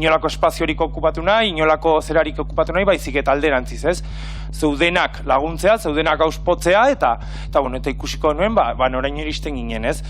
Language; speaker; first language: Basque; native; Basque